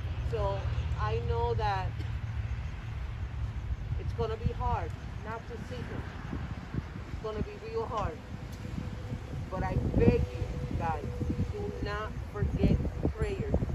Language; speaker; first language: English; early bilingual, other home language; Spanish